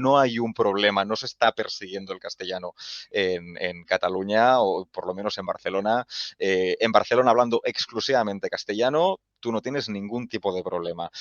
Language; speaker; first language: Spanish; non-native, local second language; Catalan